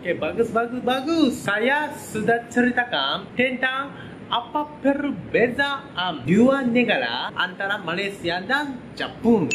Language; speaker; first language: Indonesian; non-native, learner; Japanese